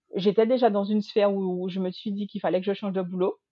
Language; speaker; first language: French; native; French